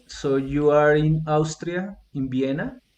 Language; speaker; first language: English; non-native, fluent; Spanish